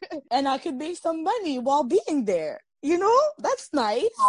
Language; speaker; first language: English; non-native, fluent; French